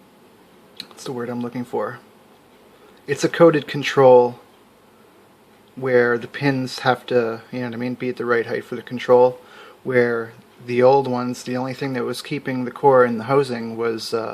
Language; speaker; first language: English; native; English